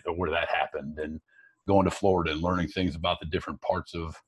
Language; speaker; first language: English; native; English